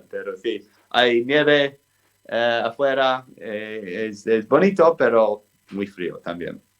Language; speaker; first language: Spanish; non-native, fluent; English